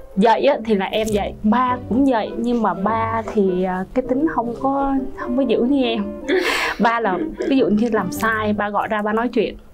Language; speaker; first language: Vietnamese; native; Vietnamese